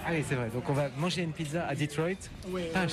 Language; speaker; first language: French; native; French